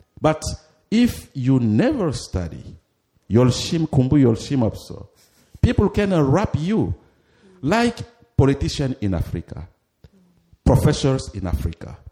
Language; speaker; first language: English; non-native, fluent; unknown